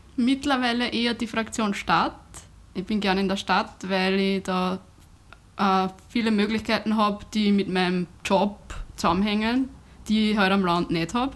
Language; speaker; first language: German; native; German